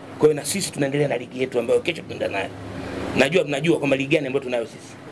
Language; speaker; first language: Swahili; native; Swahili